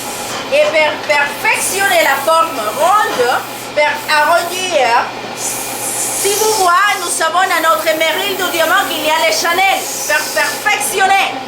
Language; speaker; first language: French; non-native, learner; Spanish